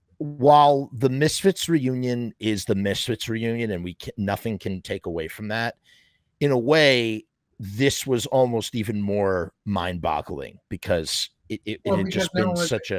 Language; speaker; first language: English; native; English